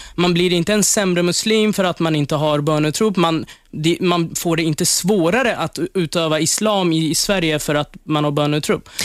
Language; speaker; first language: Swedish; non-native, fluent; Persian